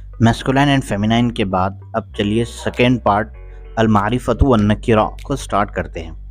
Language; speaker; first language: Urdu; native; Urdu